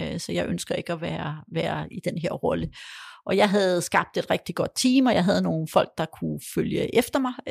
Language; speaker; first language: Danish; early bilingual, other home language; Polish